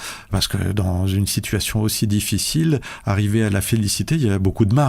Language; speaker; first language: French; native; French